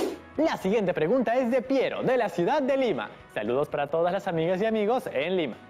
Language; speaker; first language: Spanish; native; Spanish